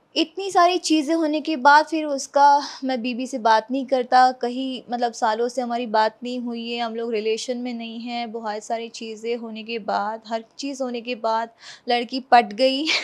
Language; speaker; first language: Hindi; non-native, local second language; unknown